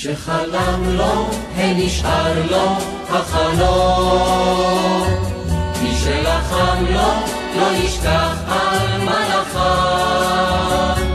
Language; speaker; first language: Hebrew; native; Hebrew